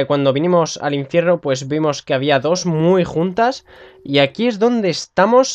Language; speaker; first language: Spanish; native; Spanish